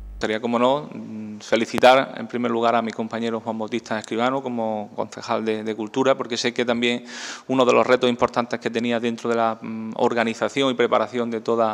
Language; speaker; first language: Spanish; native; Spanish